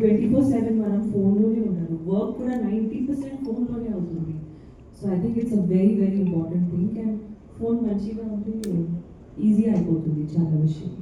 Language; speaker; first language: Telugu; non-native, learner; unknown